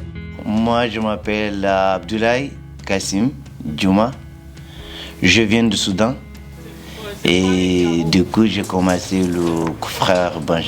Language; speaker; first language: French; non-native, learner; Arabic